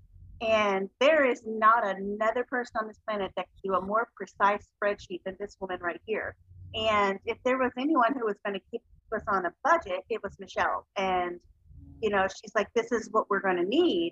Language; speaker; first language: English; native; English